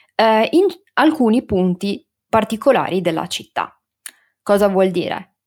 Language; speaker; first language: Italian; native; Italian